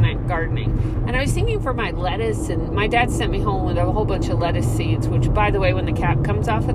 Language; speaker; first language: English; native; English